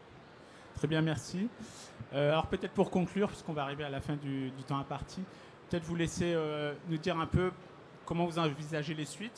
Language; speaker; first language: French; native; French